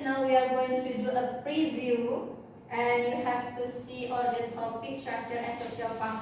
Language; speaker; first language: English; non-native, learner; Indonesian